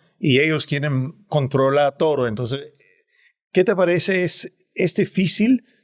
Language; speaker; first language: Spanish; non-native, fluent; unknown